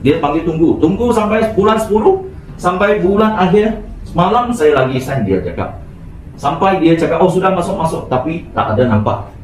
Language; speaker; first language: Malay; non-native, local second language; Chinese